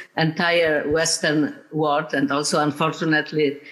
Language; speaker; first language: English; non-native, fluent; Polish